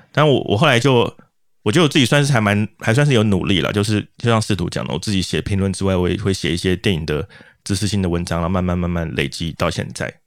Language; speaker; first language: Chinese; native; Chinese